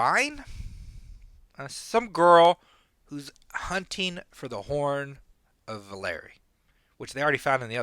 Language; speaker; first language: English; native; English